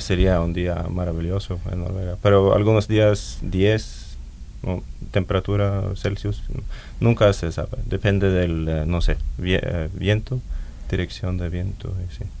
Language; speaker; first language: Spanish; non-native, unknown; Norwegian